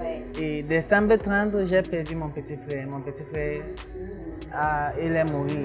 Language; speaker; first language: French; non-native, local second language; English